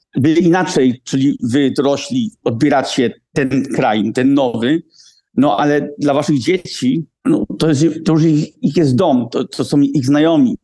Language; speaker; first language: Polish; early bilingual, heritage; Polish